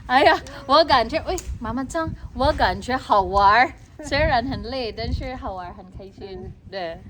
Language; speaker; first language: Chinese; non-native, learner; Filipino